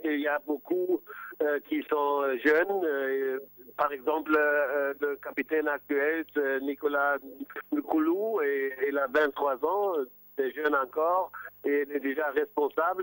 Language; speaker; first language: French; non-native, fluent; German